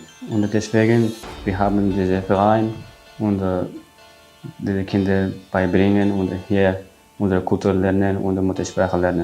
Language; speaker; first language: German; non-native, learner; Uyghur